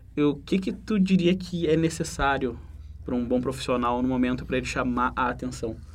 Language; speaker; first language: Portuguese; native; Portuguese